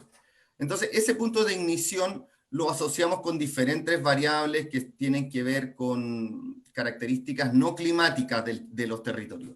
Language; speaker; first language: Spanish; native; Spanish